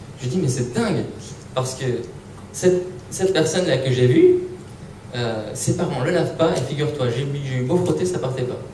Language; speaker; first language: French; early bilingual, other home language; Persian